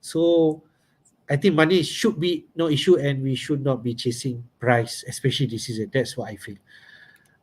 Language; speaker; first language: English; non-native, local second language; Malay